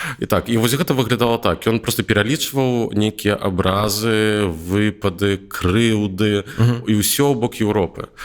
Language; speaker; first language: Belarusian; non-native, local second language; Russian